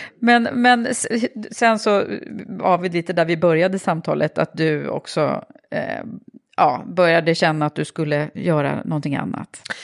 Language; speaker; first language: Swedish; native; Swedish